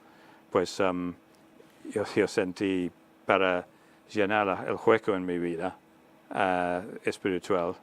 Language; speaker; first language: Spanish; non-native, fluent; English